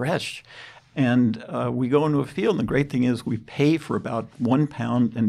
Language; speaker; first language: English; native; English